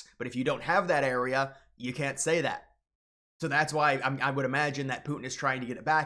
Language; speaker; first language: English; native; English